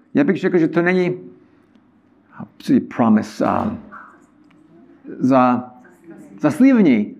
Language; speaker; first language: Czech; non-native, learner; English